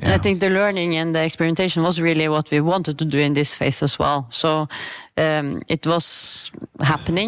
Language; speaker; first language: English; non-native, fluent; Norwegian